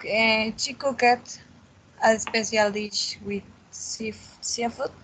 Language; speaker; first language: English; non-native, learner; Spanish